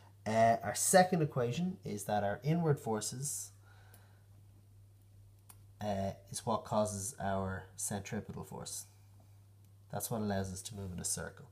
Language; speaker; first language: English; native; English